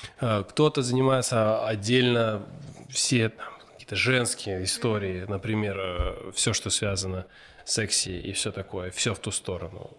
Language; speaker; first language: Russian; native; Russian